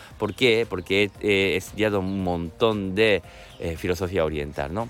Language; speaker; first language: Spanish; non-native, learner; Japanese